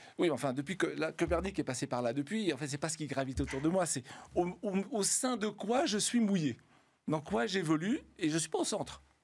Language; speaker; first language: French; native; French